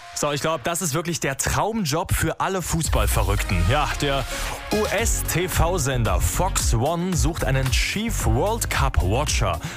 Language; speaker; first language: German; native; German